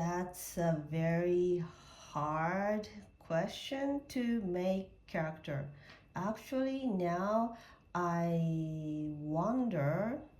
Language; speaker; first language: English; non-native, learner; Japanese